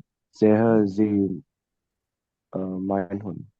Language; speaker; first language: German; non-native, learner; Indonesian